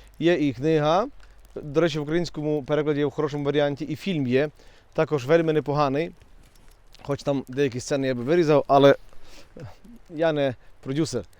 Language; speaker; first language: Ukrainian; native; Ukrainian